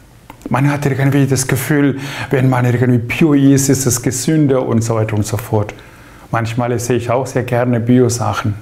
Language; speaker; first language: German; non-native, fluent; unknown